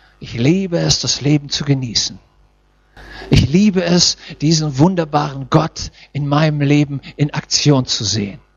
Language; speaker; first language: German; native; German